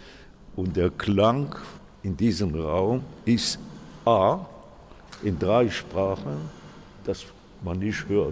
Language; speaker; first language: German; non-native, fluent; Hebrew